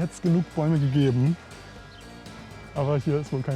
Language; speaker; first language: German; native; German